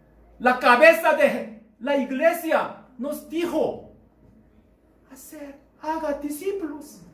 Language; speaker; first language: Spanish; non-native, learner; Korean